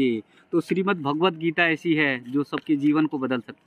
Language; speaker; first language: Hindi; native; Hindi